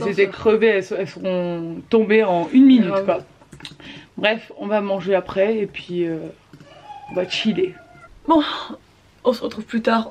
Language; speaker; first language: French; native; French